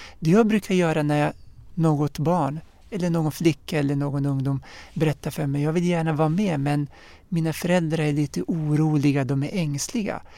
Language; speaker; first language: Swedish; early bilingual, other home language; Arabic